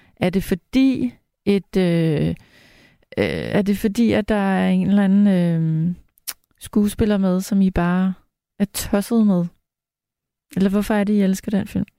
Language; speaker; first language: Danish; native; Danish